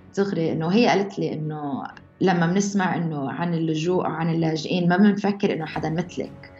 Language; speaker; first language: Arabic; early bilingual, heritage; Arabic